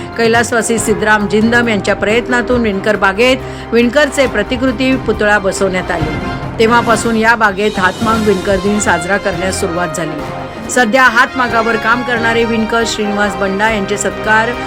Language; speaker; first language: Marathi; native; Marathi